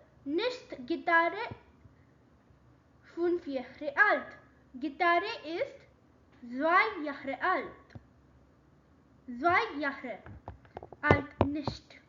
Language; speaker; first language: German; non-native, learner; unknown